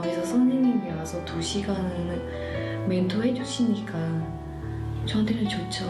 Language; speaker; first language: Korean; non-native, learner; Khmer